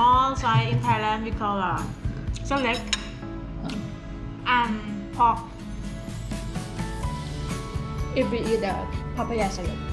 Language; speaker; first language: English; non-native, learner; Thai